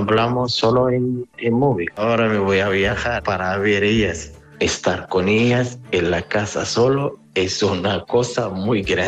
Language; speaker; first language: Spanish; non-native, learner; Arabic